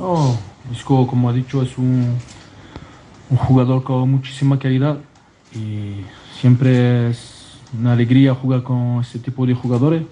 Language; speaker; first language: Spanish; non-native, fluent; French